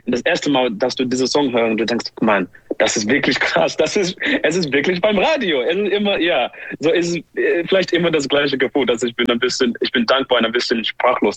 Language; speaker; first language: German; non-native, learner; English